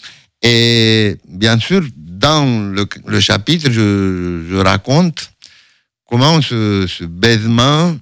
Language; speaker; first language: French; non-native, fluent; Romanian